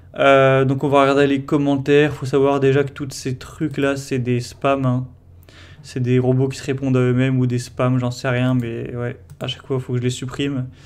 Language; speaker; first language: French; native; French